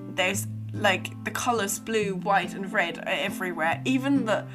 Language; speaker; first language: English; non-native, fluent; German